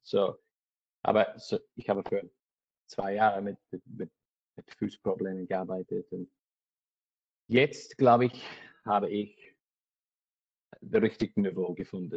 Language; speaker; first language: German; non-native, learner; English